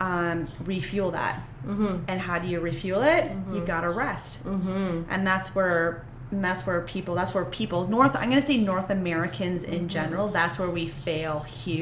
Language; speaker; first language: English; native; English